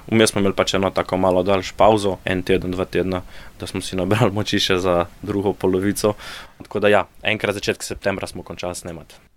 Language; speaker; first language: Slovenian; native; Slovenian